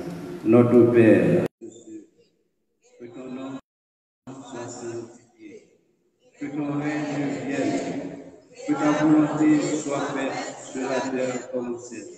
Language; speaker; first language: French; non-native, local second language; Haitian Creole